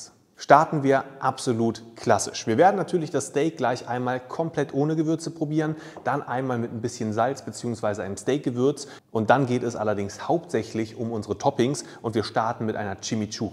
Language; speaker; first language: German; native; German